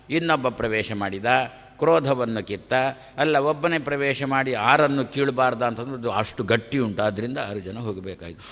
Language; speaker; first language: Kannada; non-native, local second language; Tulu